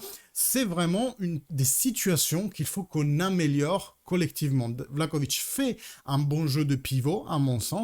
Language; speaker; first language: French; early bilingual, heritage; Italian